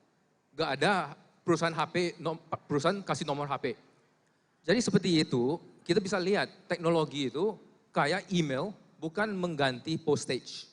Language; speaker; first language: Indonesian; non-native, fluent; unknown